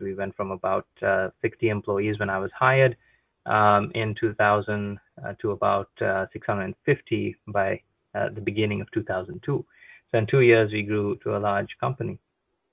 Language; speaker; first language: English; non-native, local second language; Konkani